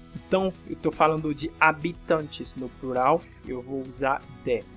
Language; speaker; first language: Portuguese; non-native, fluent; French